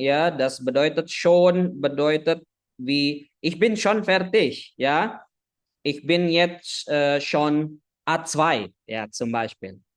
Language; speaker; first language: German; non-native, fluent; Indonesian